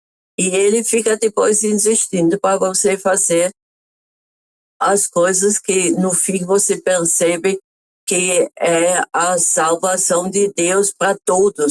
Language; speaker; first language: Portuguese; non-native, fluent; German